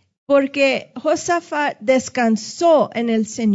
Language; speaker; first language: Spanish; non-native, fluent; English